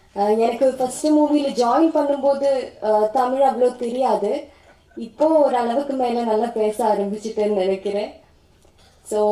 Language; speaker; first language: Tamil; non-native, fluent; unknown